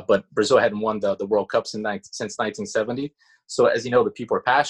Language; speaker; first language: English; non-native, fluent; Portuguese